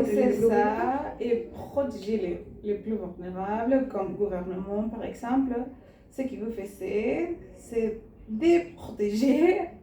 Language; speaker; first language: French; non-native, learner; Spanish